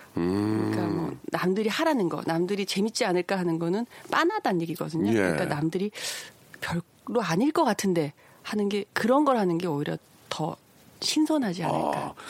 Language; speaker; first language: Korean; native; Korean